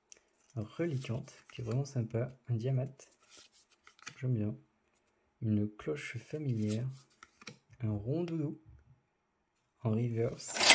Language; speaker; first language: French; native; French